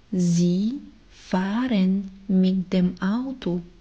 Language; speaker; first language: German; non-native, fluent; Bulgarian